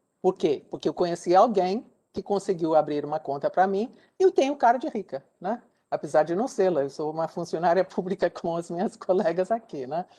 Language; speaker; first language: Portuguese; non-native, fluent; English